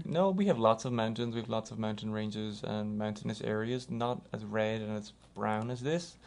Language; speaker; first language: English; native; English